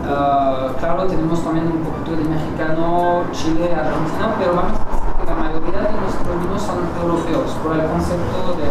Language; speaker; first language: Spanish; non-native, fluent; French